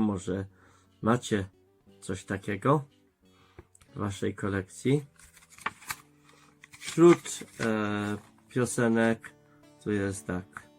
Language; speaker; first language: Polish; non-native, fluent; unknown